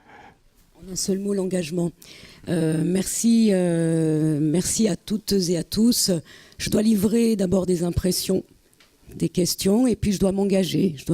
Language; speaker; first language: French; native; French